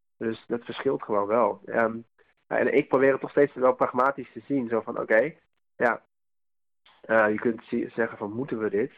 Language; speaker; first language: Dutch; native; Dutch